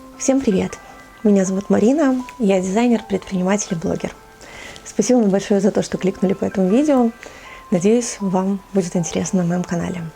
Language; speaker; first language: Russian; native; Russian